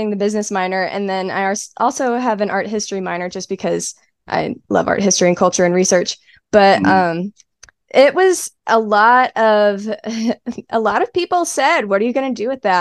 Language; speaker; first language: English; native; English